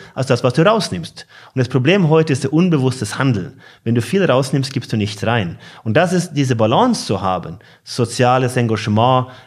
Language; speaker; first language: German; non-native, fluent; Norwegian